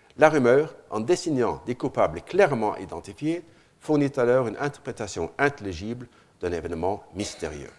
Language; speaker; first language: French; non-native, fluent; Norwegian